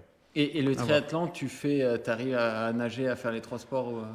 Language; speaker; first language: French; native; French